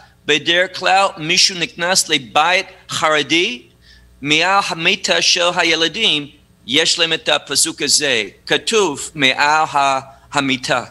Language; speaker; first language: Hebrew; non-native, fluent; English